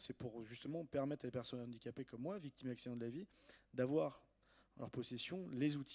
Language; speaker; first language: French; native; French